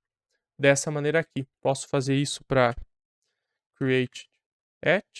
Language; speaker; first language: Portuguese; native; Portuguese